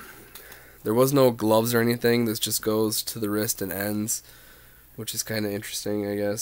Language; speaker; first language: English; native; English